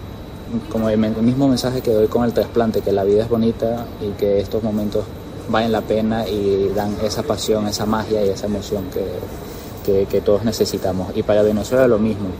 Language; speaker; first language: Spanish; native; Spanish